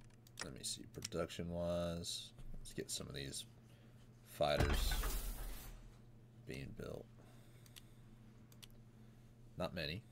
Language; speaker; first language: English; native; English